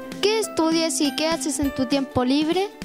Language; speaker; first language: Spanish; native; Spanish